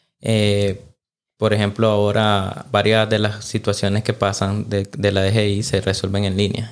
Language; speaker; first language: Spanish; native; Spanish